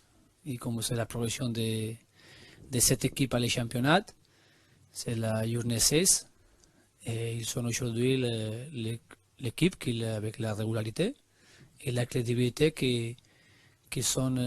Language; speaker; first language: French; non-native, learner; Spanish